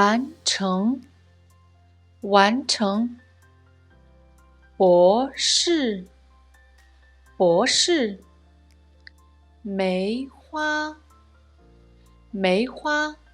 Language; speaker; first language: Chinese; native; Chinese